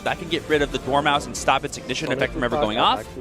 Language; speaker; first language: English; native; English